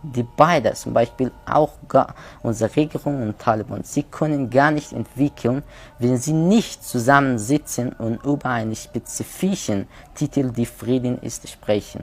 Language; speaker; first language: German; non-native, learner; Persian